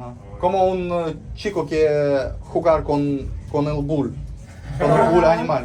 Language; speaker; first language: Spanish; non-native, learner; Russian